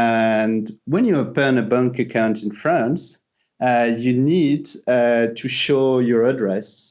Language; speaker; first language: English; non-native, fluent; French